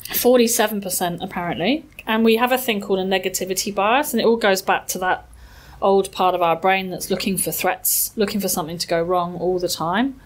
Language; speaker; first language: English; native; English